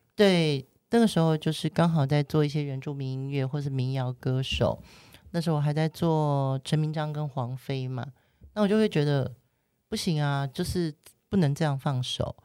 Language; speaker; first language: Chinese; native; Chinese